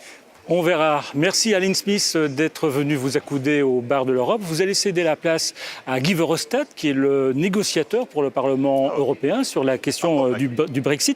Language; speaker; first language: French; native; French